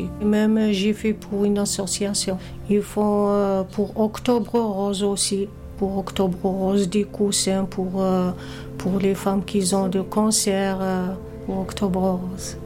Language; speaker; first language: French; non-native, learner; Arabic